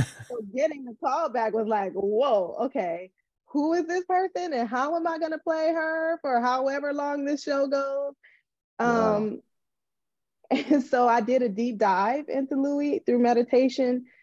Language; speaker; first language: English; native; English